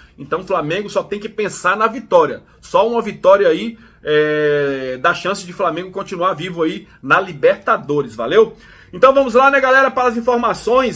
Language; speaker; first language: Portuguese; native; Portuguese